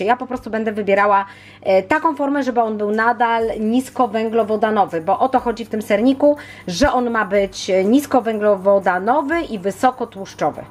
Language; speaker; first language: Polish; native; Polish